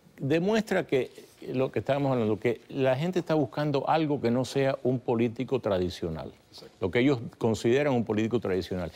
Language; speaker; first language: Spanish; native; Spanish